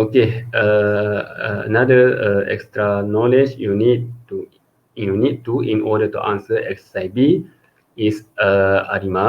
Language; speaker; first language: English; non-native, local second language; Malay